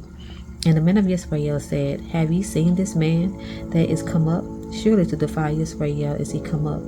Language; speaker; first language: English; native; English